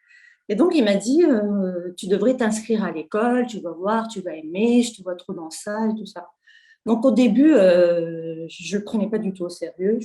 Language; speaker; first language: French; non-native, local second language; Arabic